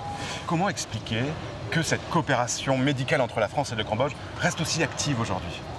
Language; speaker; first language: French; native; French